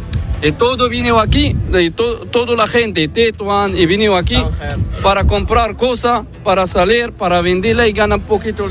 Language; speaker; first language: Spanish; non-native, learner; Arabic